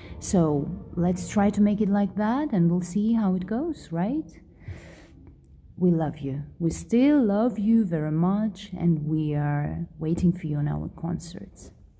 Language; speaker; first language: English; non-native, fluent; Russian